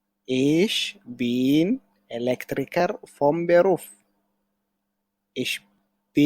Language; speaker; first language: German; non-native, fluent; Tigrinya